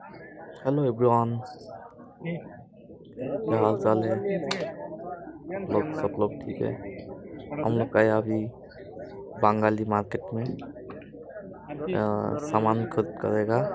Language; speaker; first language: Hindi; non-native, learner; Bangla